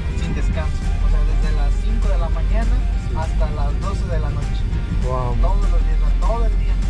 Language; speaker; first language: Spanish; native; Spanish